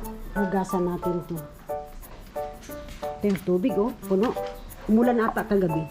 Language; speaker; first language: Filipino; non-native, local second language; Cebuano